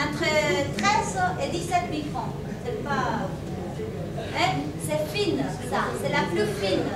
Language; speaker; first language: French; non-native, fluent; Spanish